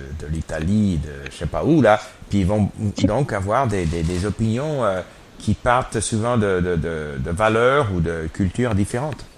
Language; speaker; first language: French; non-native, fluent; English